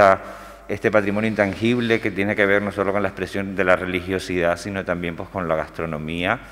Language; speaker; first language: Spanish; native; Spanish